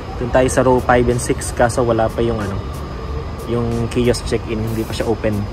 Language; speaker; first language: Filipino; native; Filipino